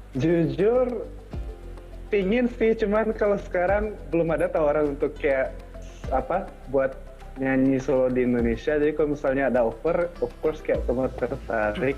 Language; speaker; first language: Indonesian; native; Indonesian